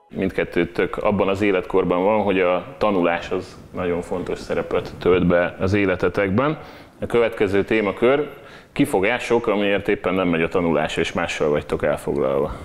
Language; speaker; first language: Hungarian; native; Hungarian